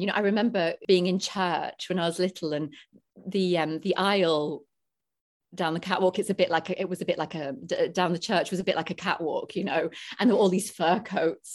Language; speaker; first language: English; native; English